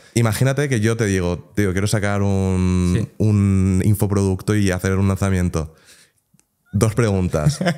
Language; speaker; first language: Spanish; native; Spanish